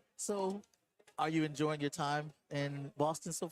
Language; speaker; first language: English; native; English